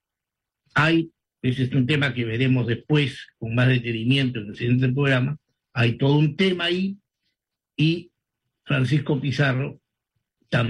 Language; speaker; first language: Spanish; native; Spanish